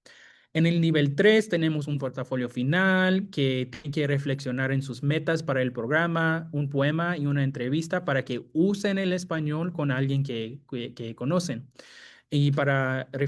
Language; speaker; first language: Spanish; non-native, fluent; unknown